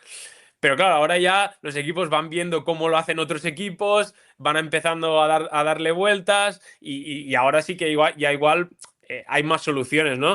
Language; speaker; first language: Spanish; native; Spanish